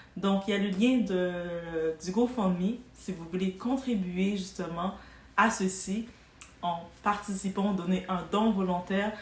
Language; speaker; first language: French; non-native, local second language; Haitian Creole